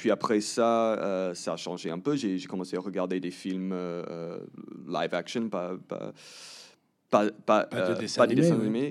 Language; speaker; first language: French; early bilingual, heritage; English